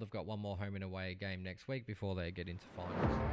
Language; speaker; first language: English; native; English